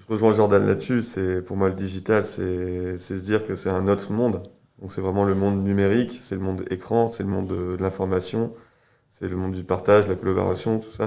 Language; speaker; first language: French; native; French